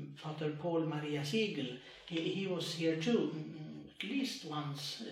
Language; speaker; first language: English; non-native, fluent; Swedish